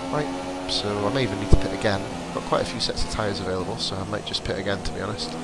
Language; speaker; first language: English; native; English